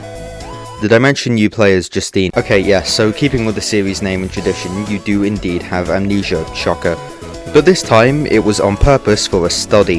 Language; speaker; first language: English; native; English